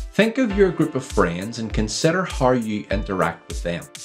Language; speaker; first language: English; native; English